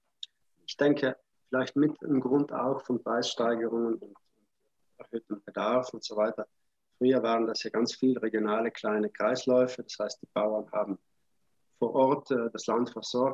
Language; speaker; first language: German; native; German